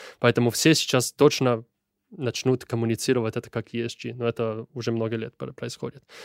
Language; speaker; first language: Russian; non-native, fluent; Italian